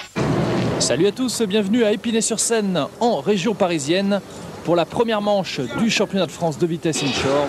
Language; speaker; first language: French; native; French